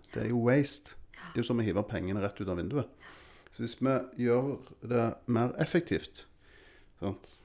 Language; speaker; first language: Norwegian; native; Norwegian